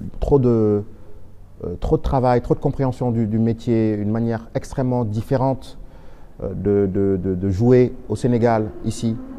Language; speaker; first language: French; non-native, local second language; Wolof